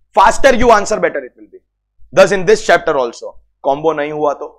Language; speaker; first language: Hindi; native; Hindi